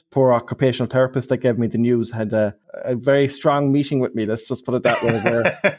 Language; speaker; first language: English; native; English